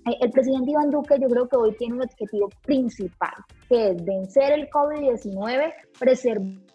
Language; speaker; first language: Spanish; native; Spanish